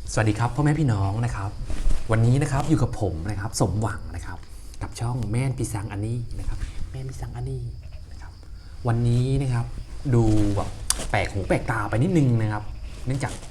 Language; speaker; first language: Thai; non-native, local second language; Northeastern Thai